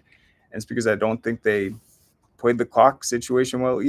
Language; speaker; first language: English; native; English